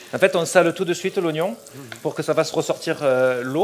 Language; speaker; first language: French; native; French